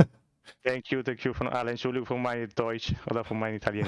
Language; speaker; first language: German; non-native, learner; Italian